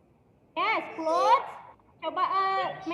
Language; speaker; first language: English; non-native, learner; Indonesian